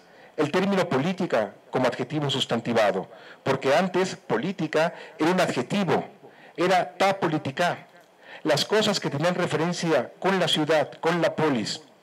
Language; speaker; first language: Spanish; native; Spanish